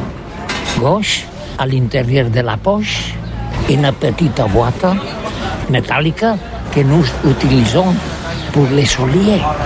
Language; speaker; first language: French; non-native, learner; Catalan